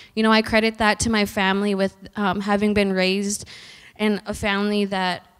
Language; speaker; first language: English; native; English